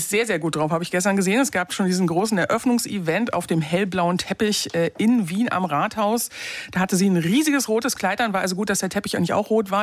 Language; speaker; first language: German; native; German